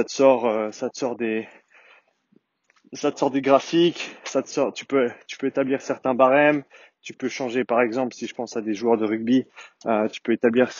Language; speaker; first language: French; native; French